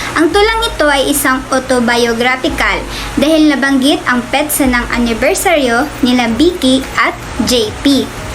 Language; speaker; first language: Filipino; non-native, local second language; Cebuano